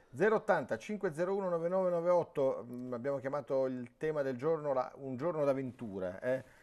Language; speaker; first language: Italian; native; Italian